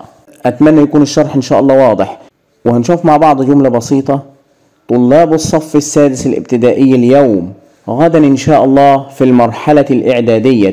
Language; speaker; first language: Arabic; native; Arabic